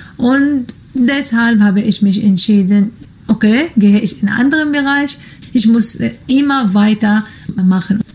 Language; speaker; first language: German; non-native, learner; Arabic